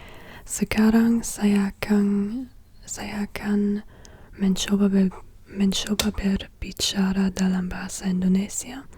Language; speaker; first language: Indonesian; non-native, learner; English